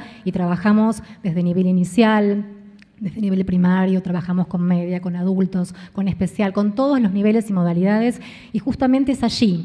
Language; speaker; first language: Spanish; native; Spanish